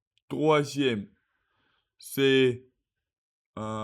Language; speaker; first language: French; non-native, learner; Russian